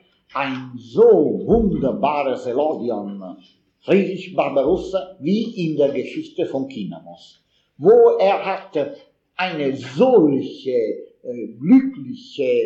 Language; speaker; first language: German; non-native, fluent; Italian